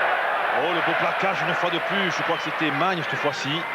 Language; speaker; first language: French; native; French